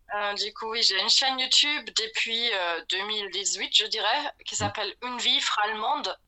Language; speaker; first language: French; non-native, fluent; German